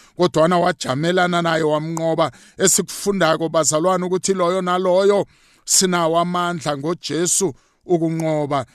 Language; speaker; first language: Zulu; non-native, local second language; South Ndebele